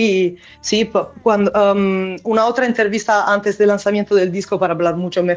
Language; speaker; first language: Spanish; non-native, learner; Italian